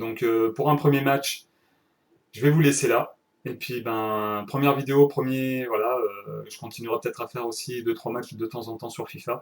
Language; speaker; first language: French; native; French